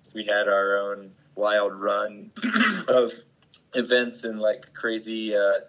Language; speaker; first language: English; native; English